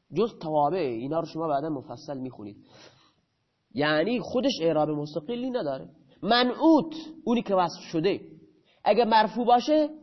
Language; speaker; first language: Persian; non-native, local second language; Baluchi